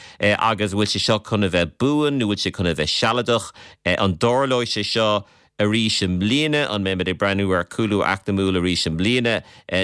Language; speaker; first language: Irish; native; Irish